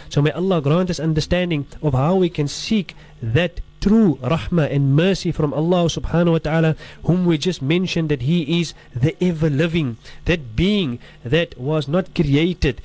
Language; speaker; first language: English; native; English